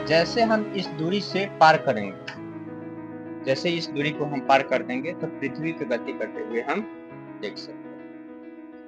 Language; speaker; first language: Hindi; native; Hindi